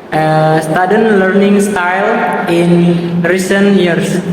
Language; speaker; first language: English; non-native, learner; Indonesian